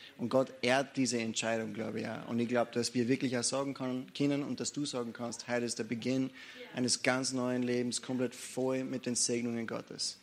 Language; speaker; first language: German; native; German